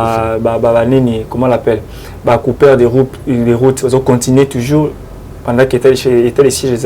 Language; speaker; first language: French; non-native, local second language; Lingala